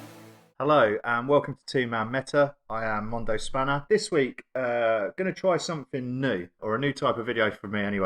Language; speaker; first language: English; native; English